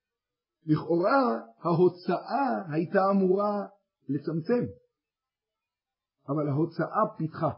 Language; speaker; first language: Hebrew; native; Hebrew